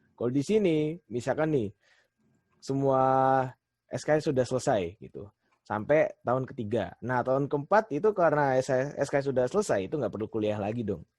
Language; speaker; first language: Indonesian; native; Indonesian